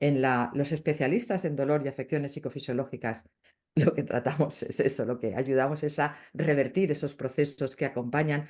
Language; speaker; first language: Spanish; native; Spanish